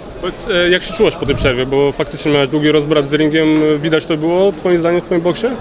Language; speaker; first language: Polish; native; Polish